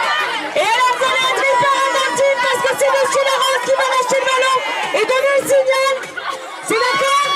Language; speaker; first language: French; native; French